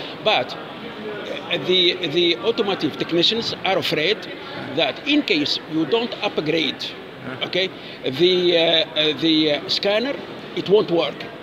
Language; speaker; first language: English; non-native, fluent; Arabic